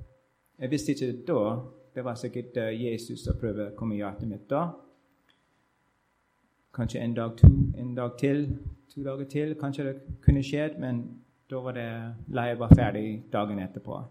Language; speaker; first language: Norwegian; non-native, learner; English